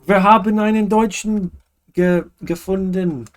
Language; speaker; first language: German; non-native, learner; English